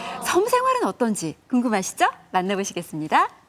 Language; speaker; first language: Korean; native; Korean